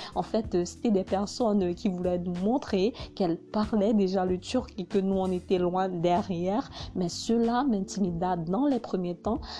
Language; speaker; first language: French; non-native, local second language; Hausa